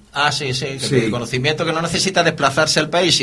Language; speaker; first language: Spanish; native; Spanish